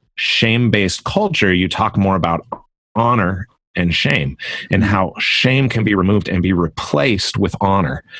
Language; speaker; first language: English; native; English